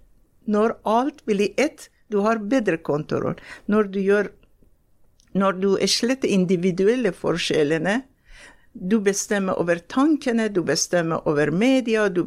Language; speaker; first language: Norwegian; non-native, fluent; Persian